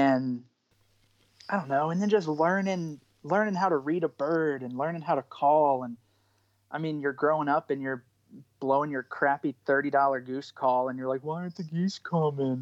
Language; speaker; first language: English; native; English